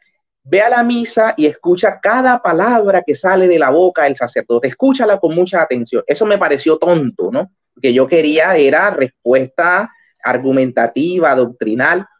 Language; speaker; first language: Spanish; native; Spanish